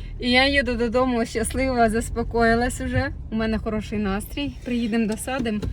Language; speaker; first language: Ukrainian; non-native, local second language; Russian